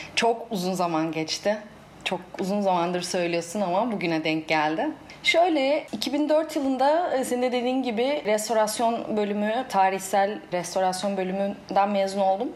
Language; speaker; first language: Turkish; native; Turkish